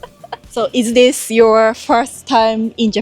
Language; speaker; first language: English; non-native, learner; Japanese